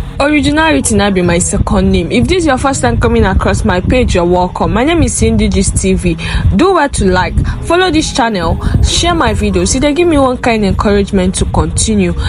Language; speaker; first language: Nigerian Pidgin; non-native, local second language; Igbo